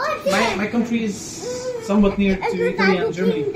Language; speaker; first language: English; non-native, fluent; Hungarian